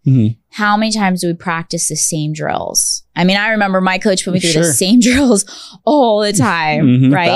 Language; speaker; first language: English; native; English